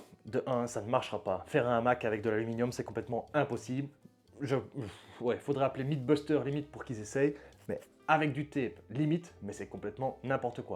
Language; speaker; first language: French; native; French